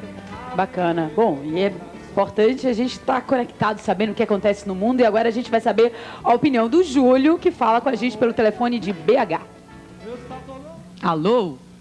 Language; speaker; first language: Portuguese; native; Portuguese